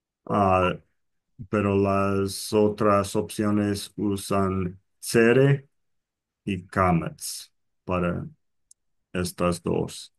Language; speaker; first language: Spanish; non-native, fluent; English